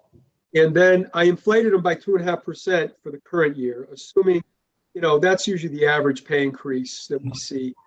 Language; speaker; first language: English; native; English